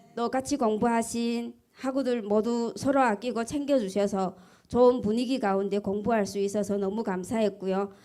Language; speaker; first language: Korean; early bilingual, heritage; Korean